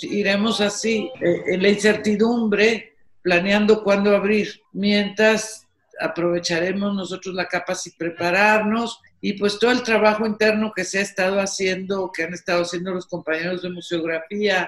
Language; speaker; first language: Spanish; native; Spanish